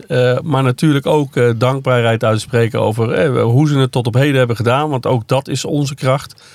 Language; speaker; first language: Dutch; native; Dutch